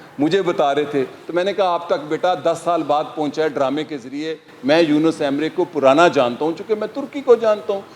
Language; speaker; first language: Urdu; native; Urdu